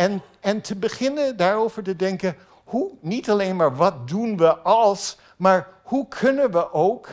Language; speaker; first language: Dutch; non-native, fluent; English